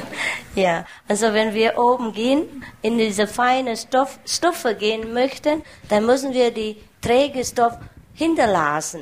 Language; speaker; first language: German; non-native, learner; Vietnamese